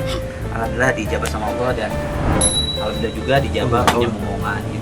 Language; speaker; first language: Indonesian; native; Indonesian